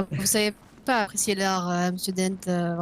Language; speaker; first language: French; native; French